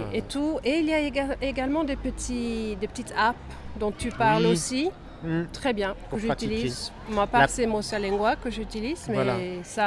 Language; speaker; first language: French; non-native, fluent; Swedish